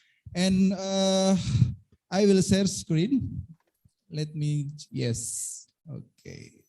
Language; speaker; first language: English; non-native, learner; Indonesian